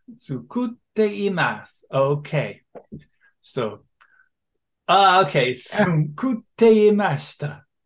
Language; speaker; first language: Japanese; non-native, learner; English